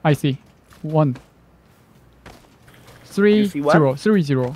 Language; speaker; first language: English; non-native, learner; Korean